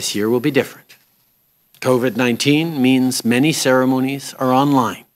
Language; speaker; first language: English; early bilingual, other home language; French